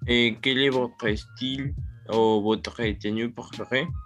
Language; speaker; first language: French; non-native, learner; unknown